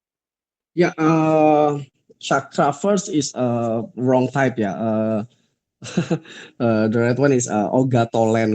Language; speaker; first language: English; non-native, learner; Indonesian